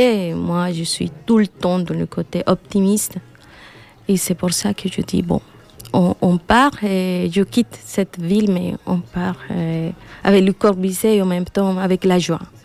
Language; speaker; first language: French; non-native, learner; Spanish